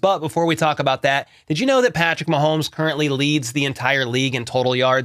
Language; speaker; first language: English; native; English